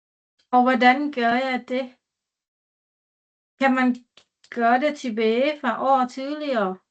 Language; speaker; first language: Danish; non-native, learner; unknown